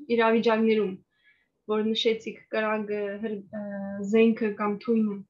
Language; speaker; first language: Armenian; native; Armenian